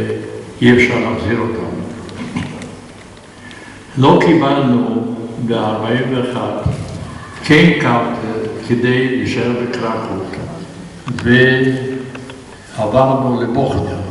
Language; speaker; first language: Hebrew; non-native, fluent; Polish